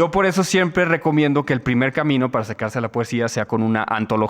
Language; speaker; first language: Spanish; native; Spanish